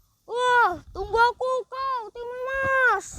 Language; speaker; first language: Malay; non-native, local second language; Javanese